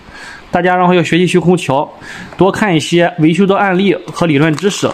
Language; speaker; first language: Chinese; native; Chinese